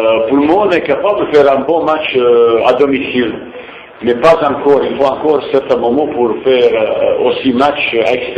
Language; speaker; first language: French; non-native, fluent; Bosnian